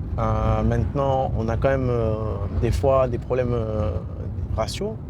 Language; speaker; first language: French; native; French